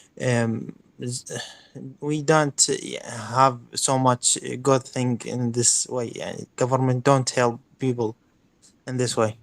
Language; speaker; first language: English; non-native, learner; Arabic